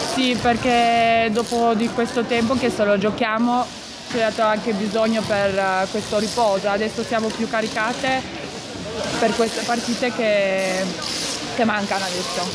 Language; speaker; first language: Italian; non-native, fluent; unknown